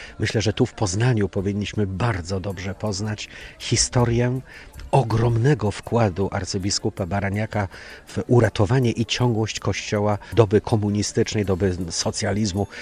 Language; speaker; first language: Polish; native; Polish